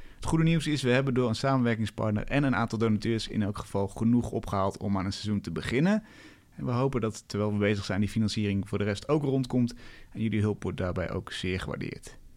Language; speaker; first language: Dutch; native; Dutch